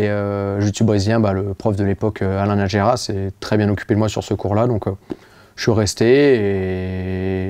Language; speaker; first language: French; native; French